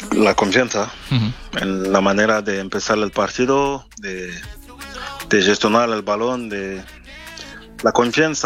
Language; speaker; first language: Spanish; non-native, fluent; French